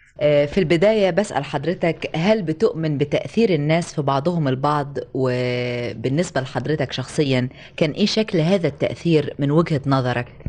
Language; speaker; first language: Arabic; native; Arabic